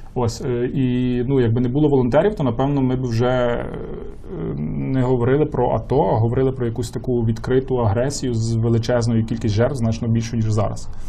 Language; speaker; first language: Ukrainian; native; Ukrainian